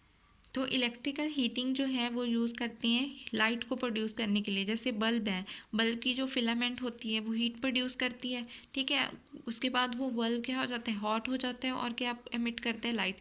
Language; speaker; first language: Hindi; native; Hindi